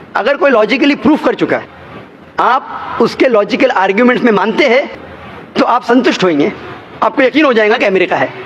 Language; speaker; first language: Hindi; non-native, local second language; Konkani